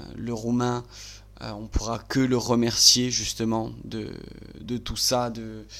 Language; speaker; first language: French; native; French